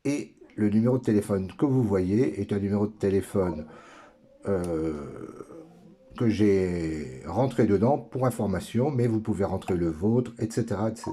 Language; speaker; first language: French; native; French